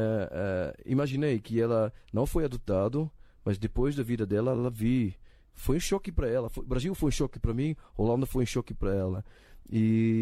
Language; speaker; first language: Portuguese; non-native, learner; Dutch